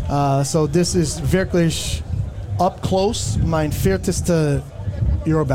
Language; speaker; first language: German; non-native, learner; English